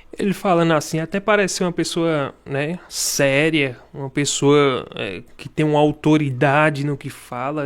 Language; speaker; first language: Portuguese; native; Portuguese